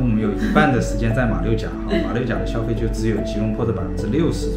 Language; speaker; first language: Chinese; native; Chinese